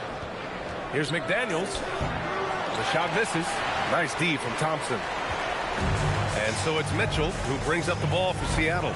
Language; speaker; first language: English; native; English